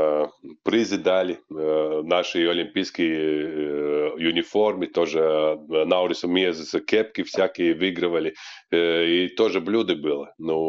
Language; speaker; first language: Russian; non-native, local second language; Latvian